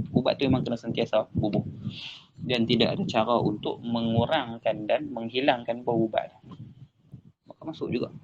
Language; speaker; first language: Malay; native; Malay